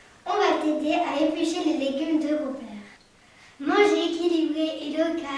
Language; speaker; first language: French; native; French